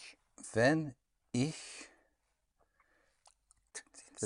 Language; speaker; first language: German; non-native, learner; English